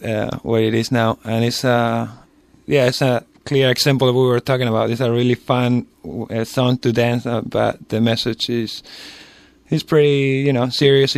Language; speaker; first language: English; non-native, fluent; Spanish